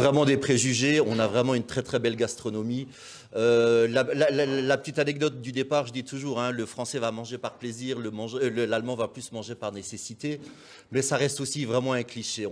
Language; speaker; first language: French; native; French